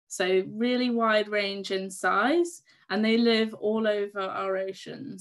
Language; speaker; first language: English; native; English